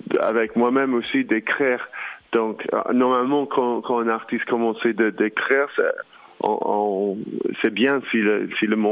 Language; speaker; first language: French; non-native, learner; English